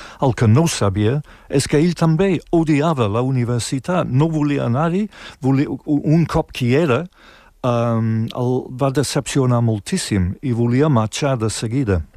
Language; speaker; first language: Catalan; non-native, fluent; English